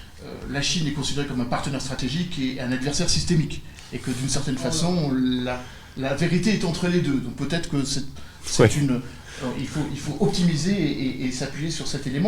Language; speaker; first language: French; native; French